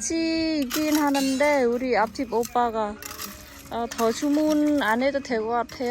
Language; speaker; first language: Korean; non-native, fluent; Khmer